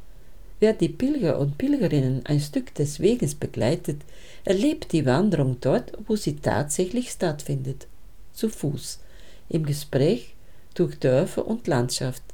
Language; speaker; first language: German; native; German